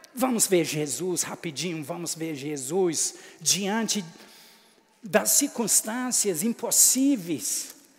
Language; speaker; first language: Portuguese; non-native, fluent; English